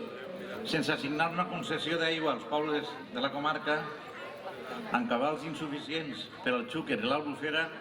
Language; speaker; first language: Catalan; native; Catalan